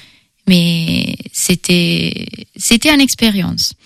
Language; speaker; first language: French; non-native, fluent; Italian